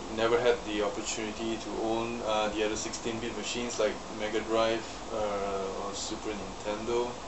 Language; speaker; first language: English; non-native, local second language; Chinese